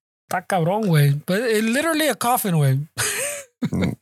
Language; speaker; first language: English; early bilingual, other home language; Spanish